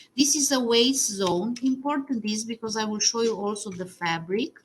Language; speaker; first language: English; non-native, fluent; Romanian